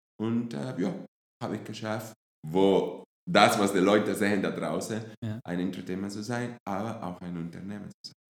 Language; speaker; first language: German; non-native, fluent; Spanish